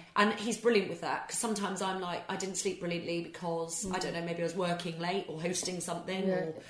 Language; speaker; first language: English; native; English